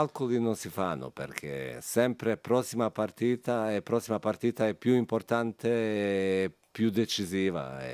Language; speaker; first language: Italian; non-native, fluent; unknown